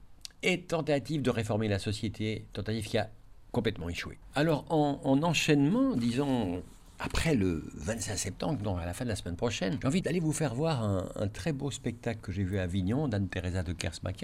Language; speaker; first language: French; native; French